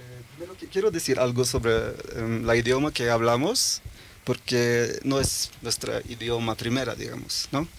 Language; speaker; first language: Spanish; early bilingual, heritage; Norwegian